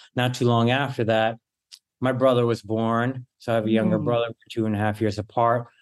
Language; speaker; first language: English; early bilingual, other home language; Italian